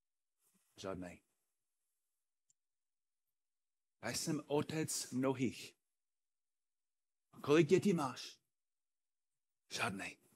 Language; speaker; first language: Czech; non-native, fluent; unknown